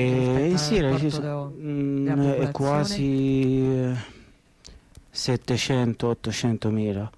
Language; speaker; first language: Italian; non-native, learner; Arabic